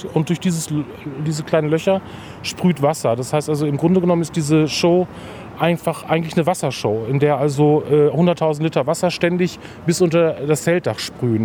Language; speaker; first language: German; native; German